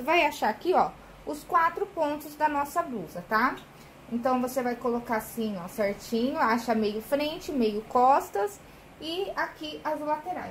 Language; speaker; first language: Portuguese; native; Portuguese